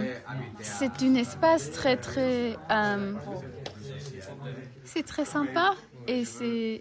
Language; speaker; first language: French; non-native, learner; English